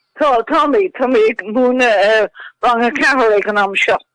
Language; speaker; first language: Irish; non-native, local second language; English